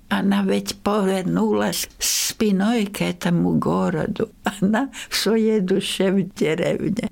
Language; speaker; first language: Russian; non-native, local second language; Latvian